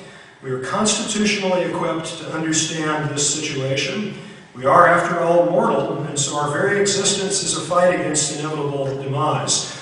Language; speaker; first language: English; native; English